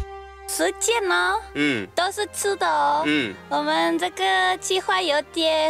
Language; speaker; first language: Chinese; non-native, fluent; Japanese